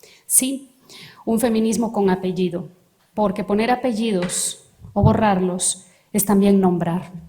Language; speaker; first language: Spanish; native; Spanish